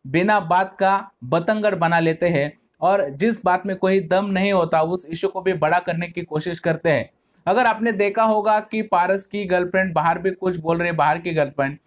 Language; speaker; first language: Hindi; non-native, local second language; Marathi